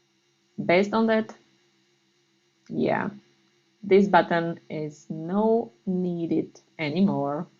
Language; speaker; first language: English; non-native, fluent; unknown